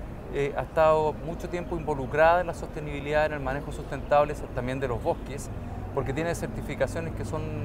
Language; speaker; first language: Spanish; native; Spanish